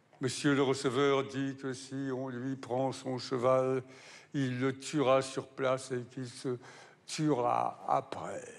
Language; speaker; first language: French; native; French